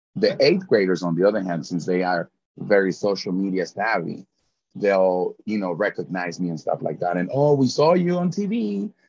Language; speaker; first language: English; early bilingual, other home language; Spanish